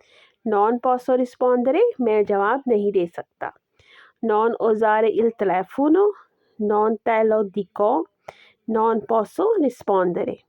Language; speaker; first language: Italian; non-native, learner; Urdu